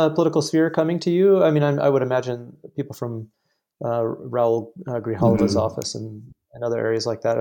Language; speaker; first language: English; native; English